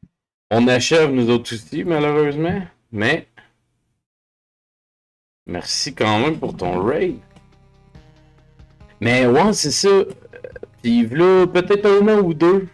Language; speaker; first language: French; native; French